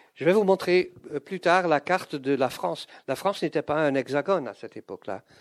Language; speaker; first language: French; non-native, fluent; Dutch